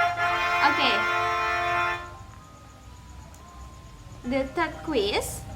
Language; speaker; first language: English; non-native, learner; Indonesian